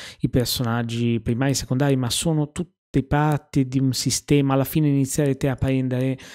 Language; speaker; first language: Italian; native; Italian